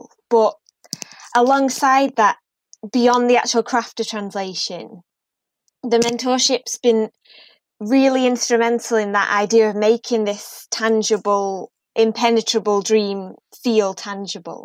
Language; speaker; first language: English; native; English